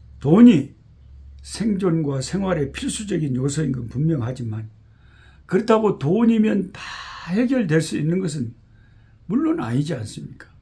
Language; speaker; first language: Korean; native; Korean